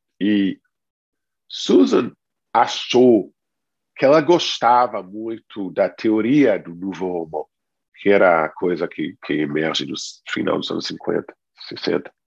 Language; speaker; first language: Portuguese; non-native, fluent; English